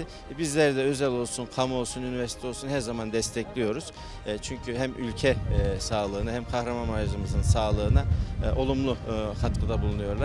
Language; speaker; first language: Turkish; native; Turkish